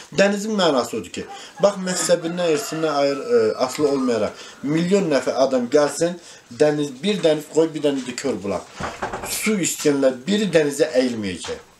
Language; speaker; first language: Azerbaijani; non-native, local second language; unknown